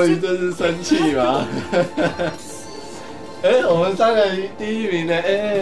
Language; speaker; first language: Chinese; native; Chinese